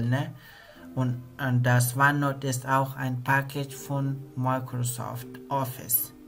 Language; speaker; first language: German; non-native, learner; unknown